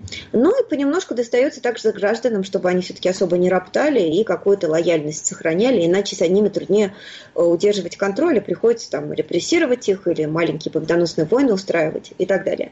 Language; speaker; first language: Russian; native; Russian